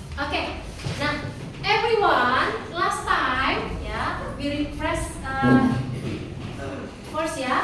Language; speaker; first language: English; non-native, learner; Indonesian